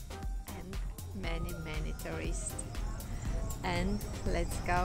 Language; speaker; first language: English; non-native, learner; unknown